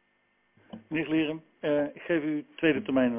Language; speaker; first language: Dutch; native; Dutch